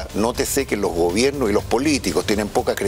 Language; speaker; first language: Spanish; native; Spanish